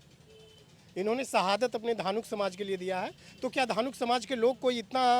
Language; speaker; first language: Hindi; native; Hindi